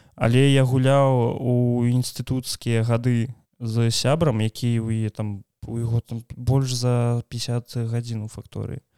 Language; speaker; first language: Belarusian; non-native, local second language; Russian